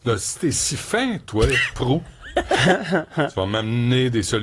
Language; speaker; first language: French; native; French